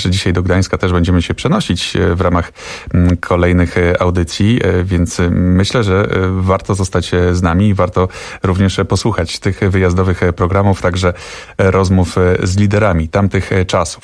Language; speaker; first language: Polish; native; Polish